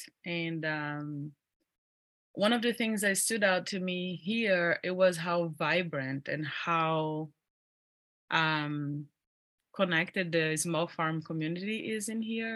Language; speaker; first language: English; non-native, fluent; Portuguese